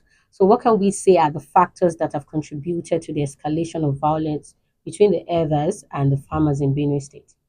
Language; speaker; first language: English; non-native, local second language; Yoruba